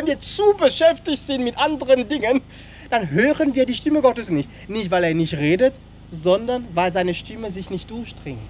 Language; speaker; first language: German; non-native, fluent; French